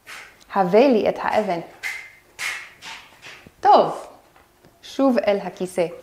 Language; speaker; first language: Hebrew; non-native, fluent; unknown